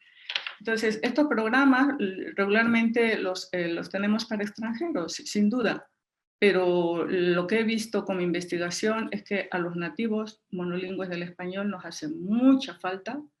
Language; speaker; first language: Spanish; native; Spanish